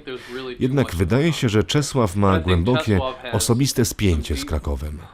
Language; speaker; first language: Polish; non-native, fluent; English